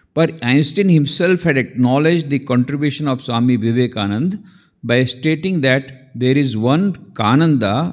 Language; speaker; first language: Hindi; non-native, local second language; Gujarati